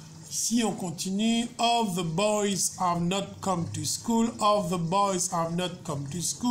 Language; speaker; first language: English; non-native, local second language; Morisyen